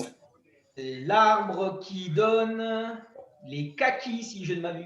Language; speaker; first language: French; native; French